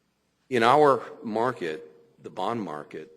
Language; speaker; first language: English; native; English